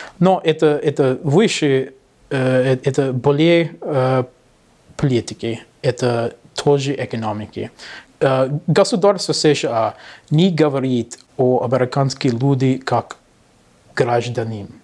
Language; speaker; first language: Russian; non-native, learner; English